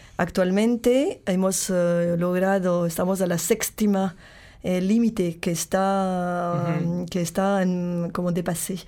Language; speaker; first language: Spanish; non-native, fluent; French